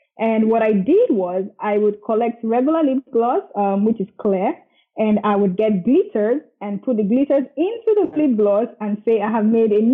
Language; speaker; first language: English; non-native, local second language; Yoruba